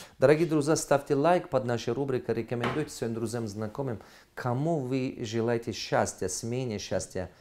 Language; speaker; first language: Russian; non-native, local second language; Tajik